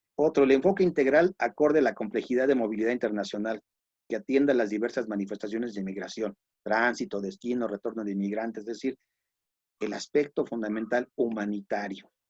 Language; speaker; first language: Spanish; native; Spanish